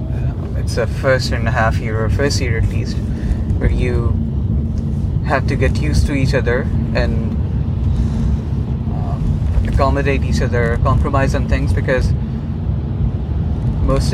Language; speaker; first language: English; non-native, local second language; Urdu